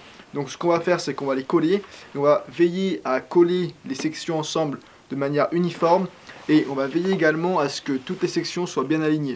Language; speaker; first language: French; native; French